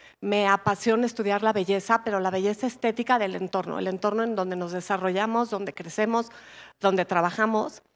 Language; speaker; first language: Spanish; native; Spanish